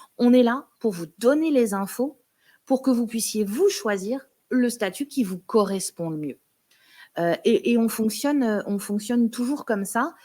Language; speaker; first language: French; native; French